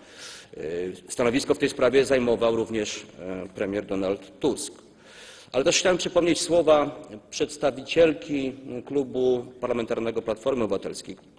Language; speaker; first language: Polish; native; Polish